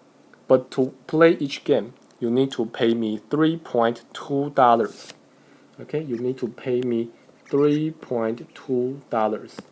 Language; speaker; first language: English; non-native, fluent; Chinese